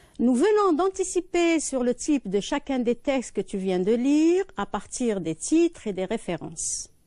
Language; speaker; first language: French; non-native, local second language; Arabic